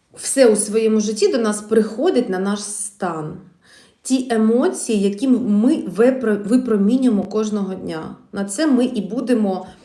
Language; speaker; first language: Ukrainian; non-native, local second language; Russian